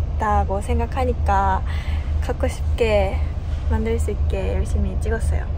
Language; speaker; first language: Korean; non-native, fluent; Japanese